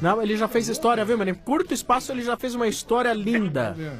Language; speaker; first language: Portuguese; native; Portuguese